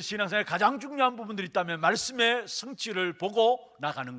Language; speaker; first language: Korean; native; Korean